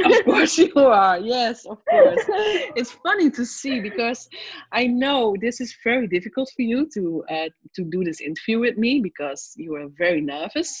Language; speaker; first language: English; non-native, fluent; Dutch